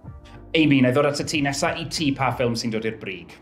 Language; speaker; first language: Welsh; native; Welsh